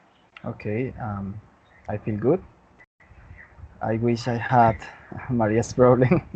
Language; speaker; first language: English; non-native, learner; Spanish